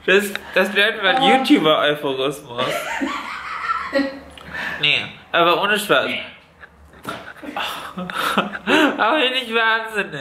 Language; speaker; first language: German; native; German